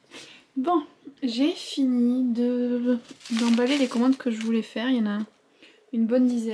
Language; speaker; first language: French; native; French